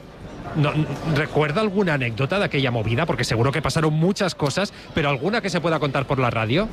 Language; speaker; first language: Spanish; native; Spanish